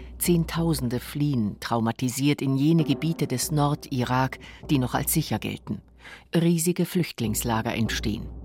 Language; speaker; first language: German; native; German